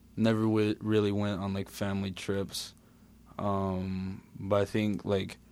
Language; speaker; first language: English; native; English